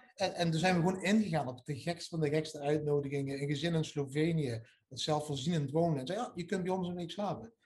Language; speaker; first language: Dutch; native; Dutch